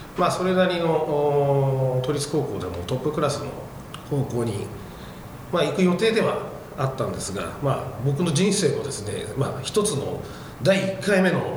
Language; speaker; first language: Japanese; native; Japanese